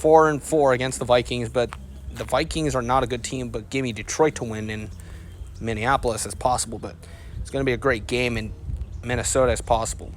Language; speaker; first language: English; native; English